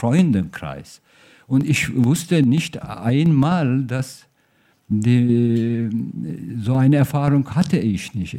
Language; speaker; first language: German; non-native, fluent; Turkish